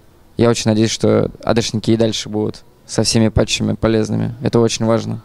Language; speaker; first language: Russian; native; Russian